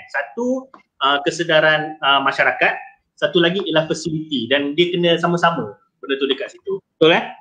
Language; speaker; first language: Malay; native; Malay